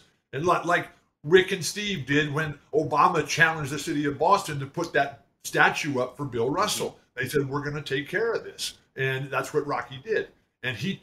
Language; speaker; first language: English; native; English